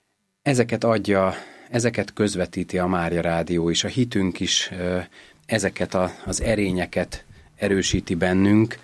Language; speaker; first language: Hungarian; native; Hungarian